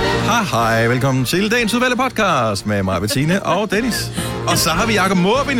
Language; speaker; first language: Danish; native; Danish